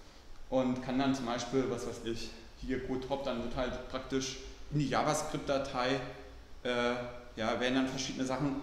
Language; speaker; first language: German; native; German